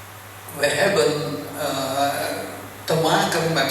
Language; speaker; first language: Dutch; early bilingual, other home language; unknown